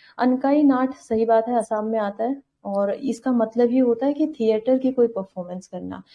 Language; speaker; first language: Hindi; native; Hindi